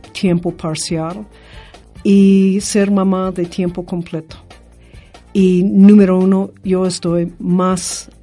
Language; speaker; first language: Spanish; non-native, fluent; English